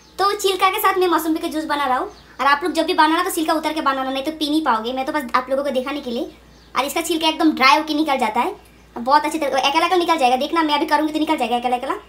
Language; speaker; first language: Hindi; non-native, local second language; Bangla